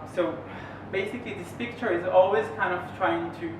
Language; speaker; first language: English; non-native, fluent; Hebrew